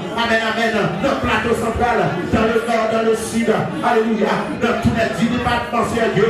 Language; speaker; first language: French; non-native, local second language; Haitian Creole